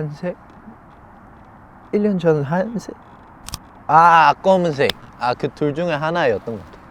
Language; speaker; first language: Korean; non-native, fluent; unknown